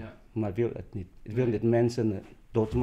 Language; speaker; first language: Dutch; non-native, learner; Vietnamese